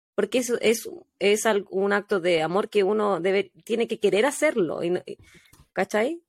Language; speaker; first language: Spanish; native; Spanish